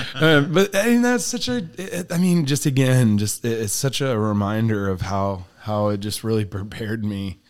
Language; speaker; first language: English; early bilingual, other home language; Filipino